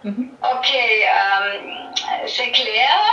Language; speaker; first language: French; non-native, learner; German